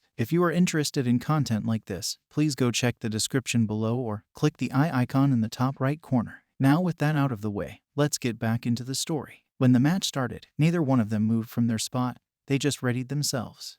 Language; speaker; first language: English; native; English